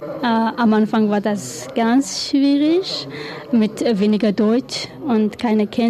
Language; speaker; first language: German; non-native, learner; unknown